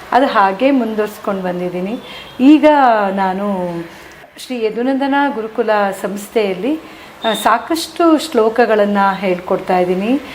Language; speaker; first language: Kannada; native; Kannada